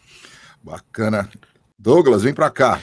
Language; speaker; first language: Portuguese; native; Portuguese